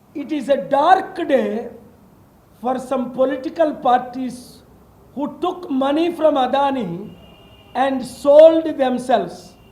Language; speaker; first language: English; non-native, local second language; Telugu